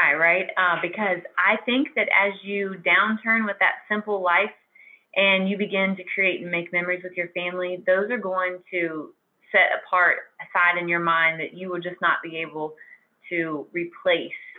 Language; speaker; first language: English; native; English